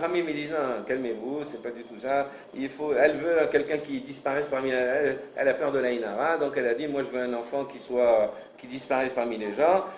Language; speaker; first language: French; native; French